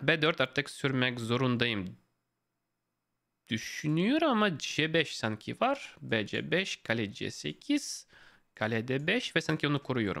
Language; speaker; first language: Turkish; non-native, fluent; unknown